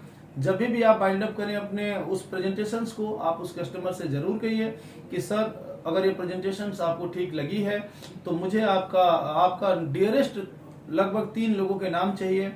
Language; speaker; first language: Hindi; native; Hindi